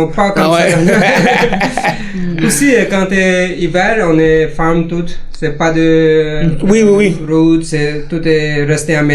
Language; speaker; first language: French; non-native, learner; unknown